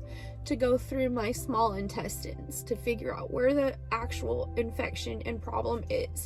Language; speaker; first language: English; native; English